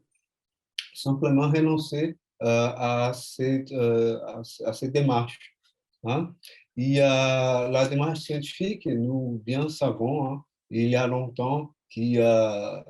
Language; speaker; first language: French; non-native, fluent; Portuguese